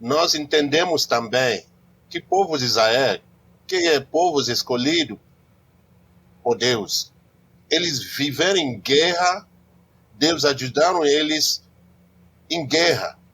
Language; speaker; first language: Portuguese; non-native, learner; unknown